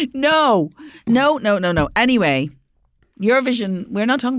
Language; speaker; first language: English; native; English